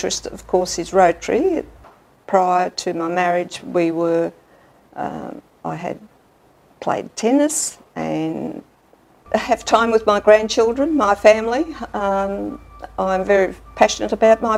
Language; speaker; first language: English; native; English